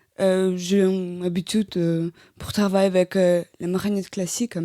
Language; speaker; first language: French; non-native, learner; Russian